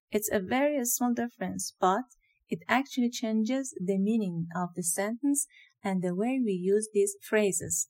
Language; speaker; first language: English; non-native, fluent; Persian